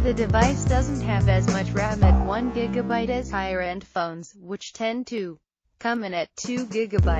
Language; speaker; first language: English; native; English